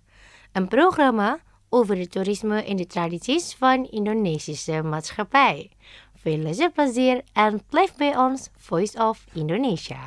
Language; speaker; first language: Dutch; non-native, fluent; Indonesian